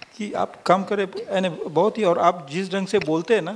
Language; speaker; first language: Hindi; non-native, local second language; Marathi